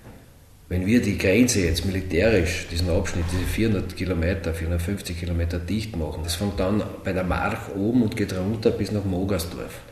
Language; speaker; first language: German; native; German